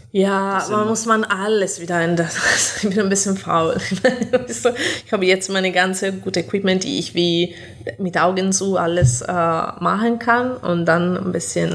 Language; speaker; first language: German; non-native, fluent; Italian